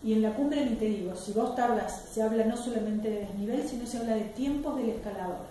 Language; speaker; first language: Spanish; native; Spanish